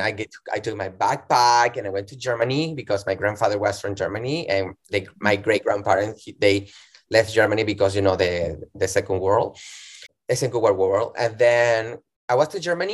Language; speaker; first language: English; non-native, fluent; Spanish